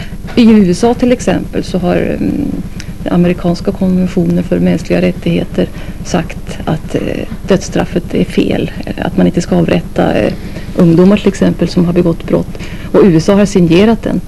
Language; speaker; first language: Swedish; native; Swedish